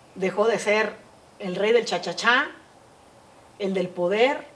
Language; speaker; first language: Spanish; native; Spanish